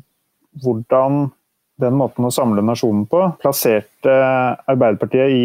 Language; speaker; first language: Norwegian; native; Norwegian